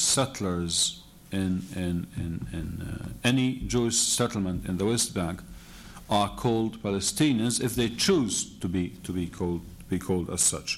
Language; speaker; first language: English; non-native, fluent; Arabic